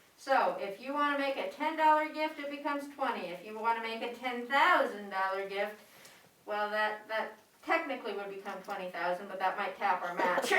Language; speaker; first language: English; native; English